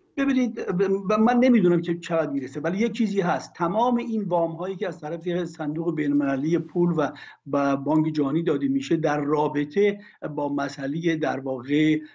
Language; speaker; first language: Persian; native; Persian